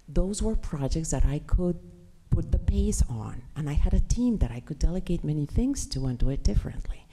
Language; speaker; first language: English; non-native, fluent; Spanish